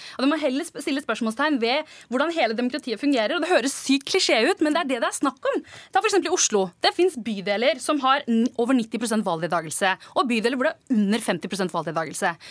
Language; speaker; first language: Norwegian; early bilingual, other home language; Tamil